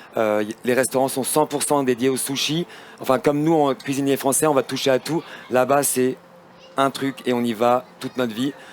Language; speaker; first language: French; native; French